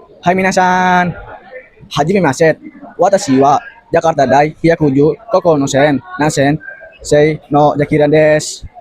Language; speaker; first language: Japanese; non-native, learner; Indonesian